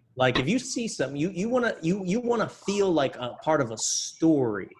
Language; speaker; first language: English; native; English